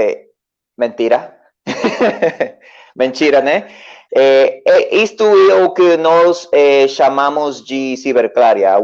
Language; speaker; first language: Portuguese; non-native, learner; Spanish